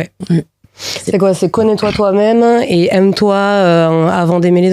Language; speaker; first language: French; native; French